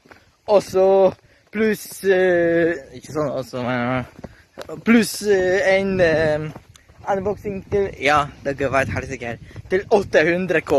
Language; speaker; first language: Swedish; non-native, learner; Norwegian